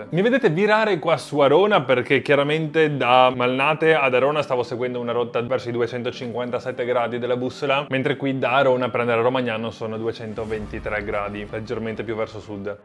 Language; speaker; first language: Italian; native; Italian